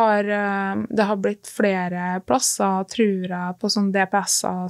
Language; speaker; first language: Norwegian; native; Norwegian